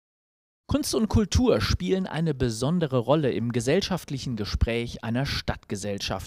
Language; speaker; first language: German; native; German